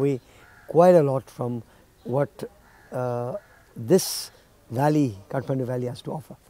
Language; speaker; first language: English; non-native, local second language; Nepali